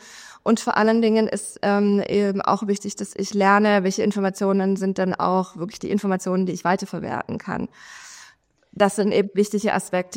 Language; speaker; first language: German; native; German